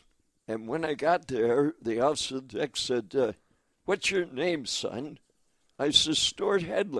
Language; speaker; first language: English; native; English